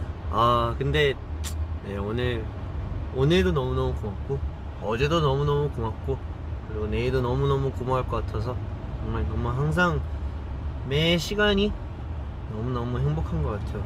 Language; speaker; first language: Korean; early bilingual, heritage; Korean